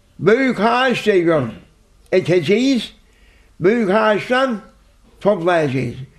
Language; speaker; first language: Turkish; native; Turkish